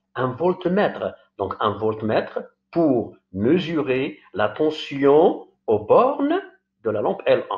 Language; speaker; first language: French; non-native, local second language; Arabic